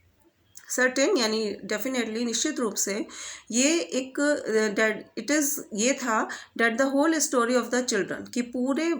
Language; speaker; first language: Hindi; native; Hindi